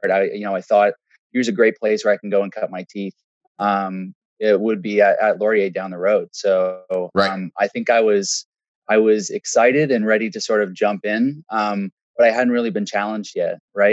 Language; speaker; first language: English; native; English